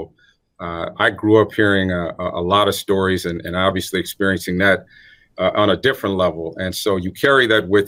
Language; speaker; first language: English; native; English